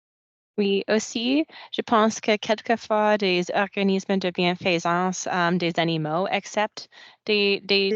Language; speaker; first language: French; non-native, local second language; English